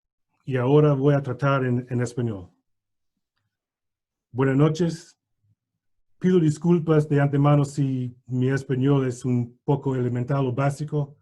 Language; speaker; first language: Spanish; non-native, learner; English